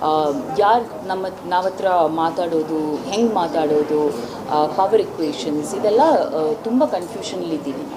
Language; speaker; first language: Kannada; non-native, fluent; Malayalam